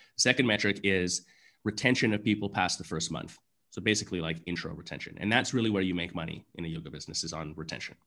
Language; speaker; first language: English; native; English